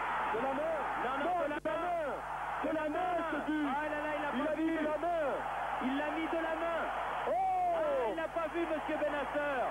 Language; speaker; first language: French; native; French